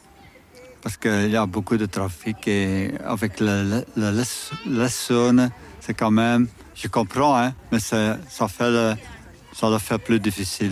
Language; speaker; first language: French; non-native, local second language; Dutch